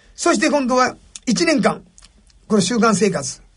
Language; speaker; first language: Japanese; native; Japanese